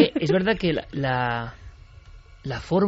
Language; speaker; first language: Spanish; native; Spanish